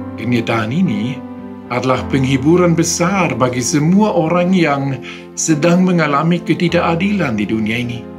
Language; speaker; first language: Indonesian; non-native, fluent; Swiss German